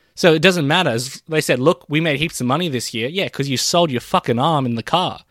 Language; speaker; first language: English; early bilingual, other home language; Filipino